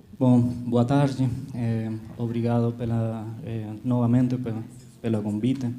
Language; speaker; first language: Portuguese; non-native, fluent; Spanish